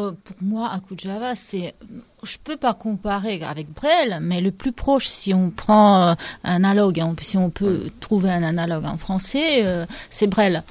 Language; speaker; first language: French; non-native, fluent; Russian